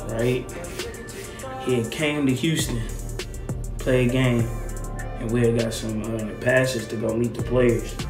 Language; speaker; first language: English; native; English